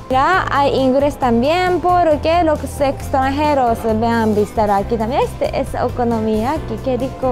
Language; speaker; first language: Spanish; non-native, learner; Japanese